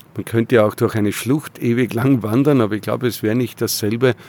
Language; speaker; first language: German; native; German